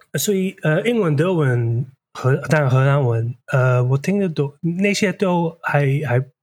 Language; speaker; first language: Chinese; non-native, fluent; Dutch